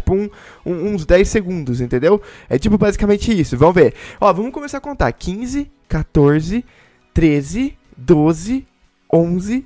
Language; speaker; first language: Portuguese; native; Portuguese